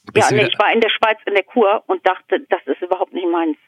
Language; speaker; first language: German; native; German